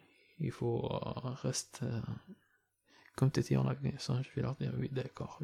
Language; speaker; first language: French; non-native, learner; Persian